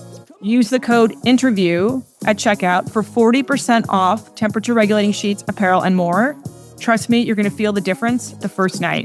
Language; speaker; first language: English; native; English